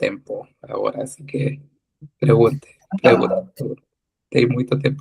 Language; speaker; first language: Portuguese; non-native, learner; Spanish